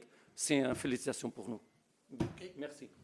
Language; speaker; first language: French; non-native, learner; Portuguese